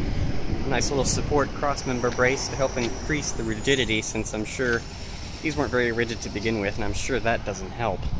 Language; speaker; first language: English; native; English